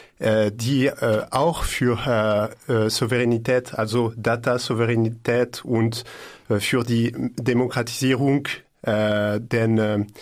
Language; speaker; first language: German; non-native, learner; French